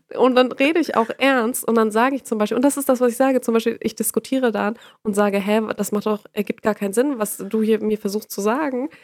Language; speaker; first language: German; native; German